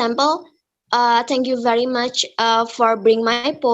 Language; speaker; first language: English; non-native, learner; Indonesian